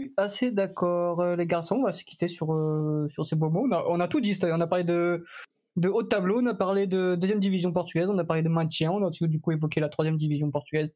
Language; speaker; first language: French; native; French